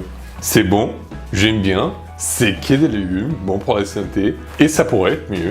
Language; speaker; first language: French; non-native, fluent; Portuguese